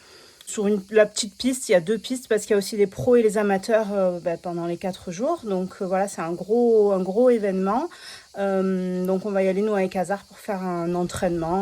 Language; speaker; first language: French; native; French